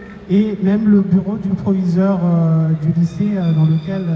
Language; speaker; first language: French; non-native, local second language; Comorian